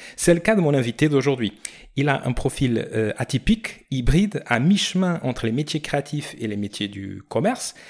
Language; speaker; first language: French; non-native, fluent; Portuguese